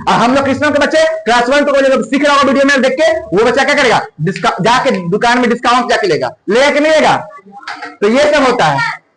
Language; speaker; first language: Hindi; native; Hindi